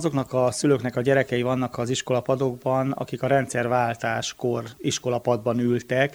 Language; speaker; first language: Hungarian; native; Hungarian